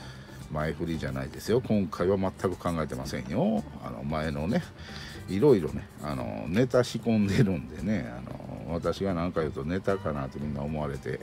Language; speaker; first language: Japanese; native; Japanese